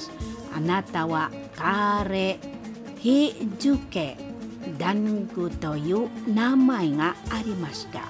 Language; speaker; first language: Japanese; non-native, fluent; Indonesian